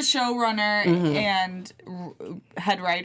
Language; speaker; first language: English; native; English